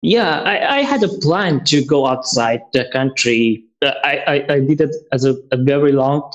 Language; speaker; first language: English; non-native, learner; Persian